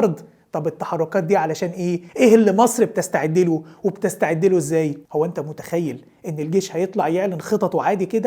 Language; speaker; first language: Arabic; native; Arabic